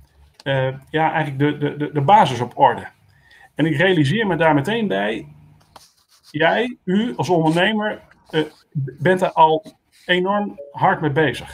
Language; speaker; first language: Dutch; native; Dutch